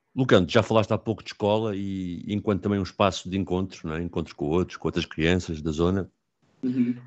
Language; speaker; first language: Portuguese; native; Portuguese